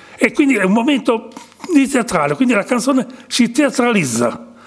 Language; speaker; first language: Italian; native; Italian